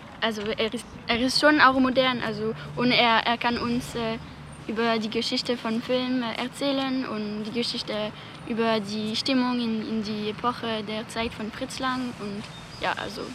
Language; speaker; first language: German; non-native, learner; French